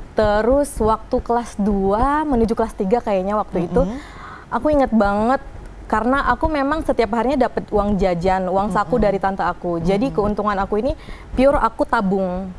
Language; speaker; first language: Indonesian; native; Indonesian